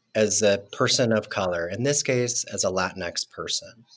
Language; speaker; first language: English; non-native, fluent; Spanish